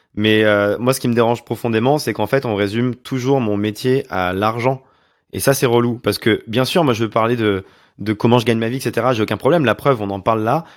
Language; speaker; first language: French; native; French